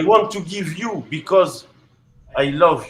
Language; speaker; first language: English; non-native, learner; French